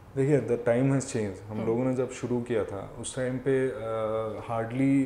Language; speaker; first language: Hindi; non-native, local second language; Assamese